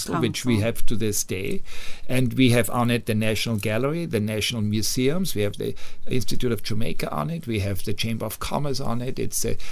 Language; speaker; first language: English; non-native, fluent; German